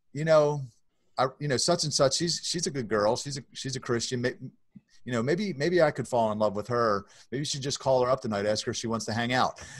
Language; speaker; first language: English; native; English